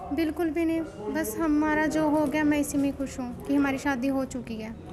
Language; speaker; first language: Hindi; native; Hindi